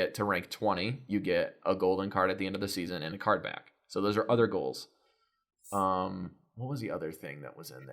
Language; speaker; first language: English; native; English